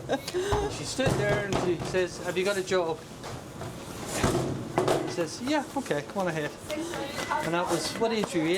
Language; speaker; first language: English; native; English